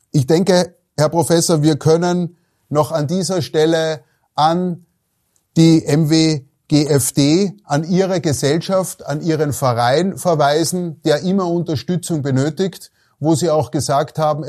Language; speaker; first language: German; native; German